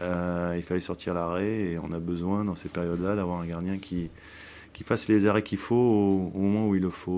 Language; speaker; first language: French; native; French